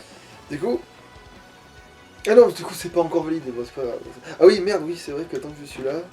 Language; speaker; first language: French; native; French